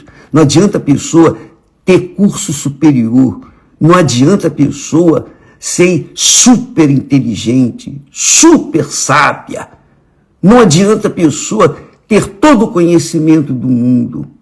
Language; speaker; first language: Portuguese; native; Portuguese